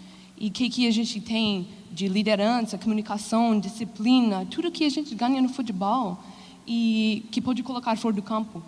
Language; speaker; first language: Portuguese; non-native, fluent; English